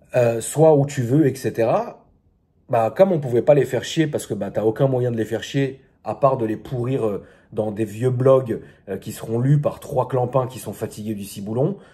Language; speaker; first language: French; native; French